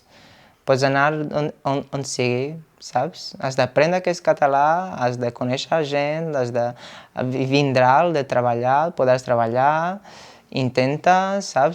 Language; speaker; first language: Catalan; non-native, fluent; Portuguese